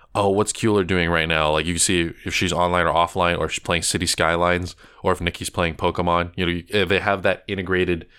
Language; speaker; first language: English; native; English